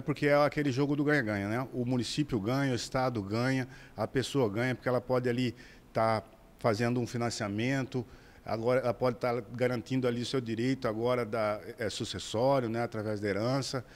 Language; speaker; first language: Portuguese; native; Portuguese